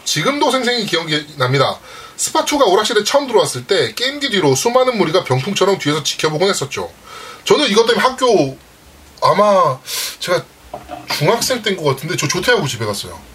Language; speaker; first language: Korean; native; Korean